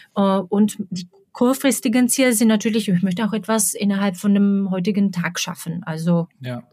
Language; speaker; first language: German; non-native, fluent; Slovak